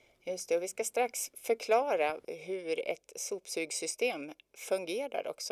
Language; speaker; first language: Swedish; native; Swedish